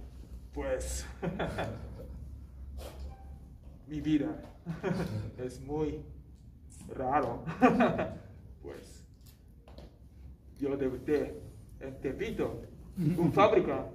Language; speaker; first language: Spanish; non-native, learner; Japanese